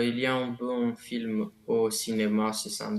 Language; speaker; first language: French; non-native, learner; Romanian